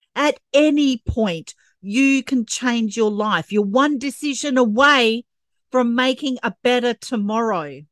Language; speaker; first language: English; native; English